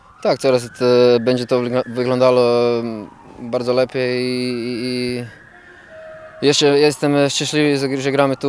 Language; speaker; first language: Polish; non-native, learner; Croatian